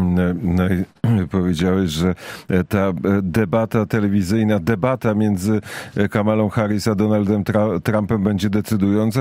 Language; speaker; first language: Polish; native; Polish